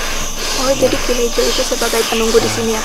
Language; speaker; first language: Indonesian; native; Indonesian